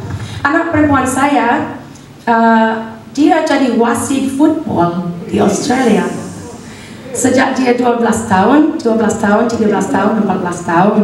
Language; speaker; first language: Indonesian; non-native, fluent; English